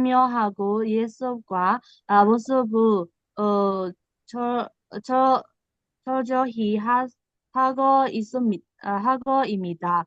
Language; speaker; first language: Korean; non-native, learner; Burmese